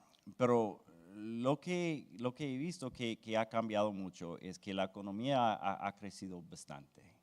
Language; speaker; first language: Spanish; non-native, fluent; English